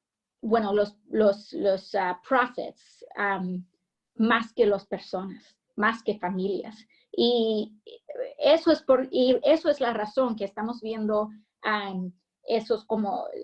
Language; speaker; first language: Spanish; early bilingual, heritage; English